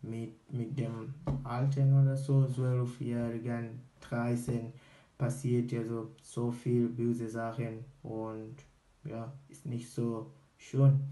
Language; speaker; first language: German; non-native, learner; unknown